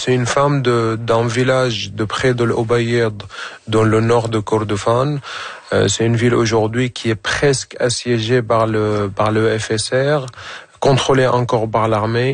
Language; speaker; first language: French; non-native, fluent; Arabic